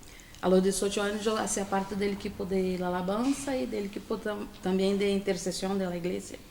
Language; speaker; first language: Spanish; non-native, fluent; Portuguese